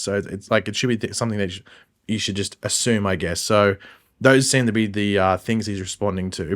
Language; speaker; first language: English; native; English